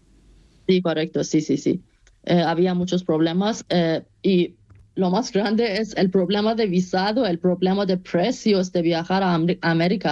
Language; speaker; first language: Spanish; non-native, fluent; Persian